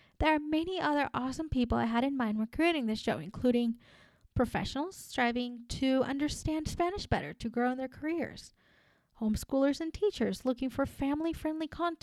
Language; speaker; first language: English; non-native, fluent; Spanish